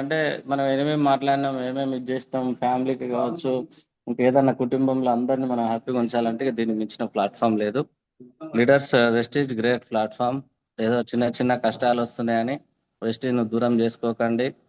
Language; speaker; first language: Telugu; native; Telugu